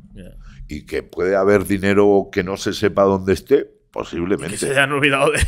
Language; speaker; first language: Spanish; native; Spanish